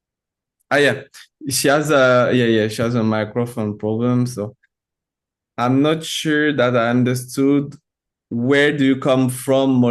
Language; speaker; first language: English; non-native, fluent; French